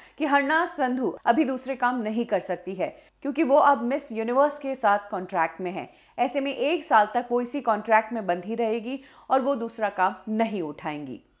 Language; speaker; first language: Hindi; native; Hindi